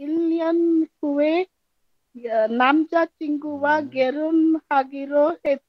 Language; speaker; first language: Korean; non-native, learner; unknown